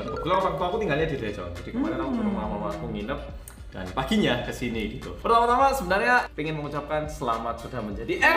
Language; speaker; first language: Indonesian; native; Indonesian